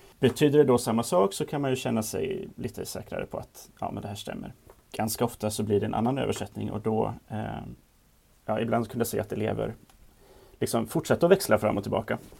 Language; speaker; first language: Swedish; native; Swedish